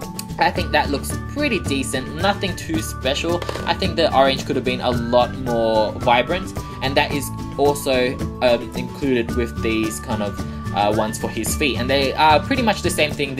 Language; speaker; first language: English; native; English